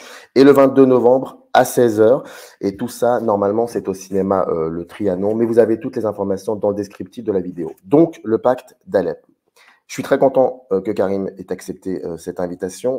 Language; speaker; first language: French; native; French